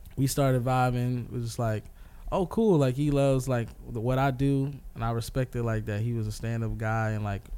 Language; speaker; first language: English; native; English